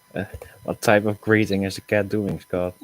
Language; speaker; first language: English; native; English